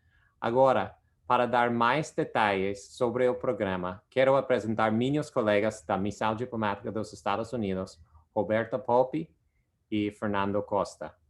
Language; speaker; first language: Portuguese; non-native, fluent; English